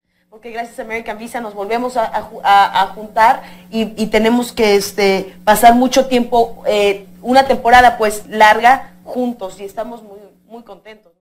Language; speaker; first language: Spanish; native; Spanish